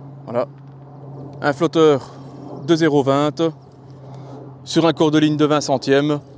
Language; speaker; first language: French; native; French